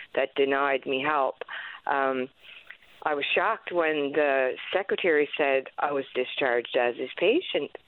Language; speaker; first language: English; native; English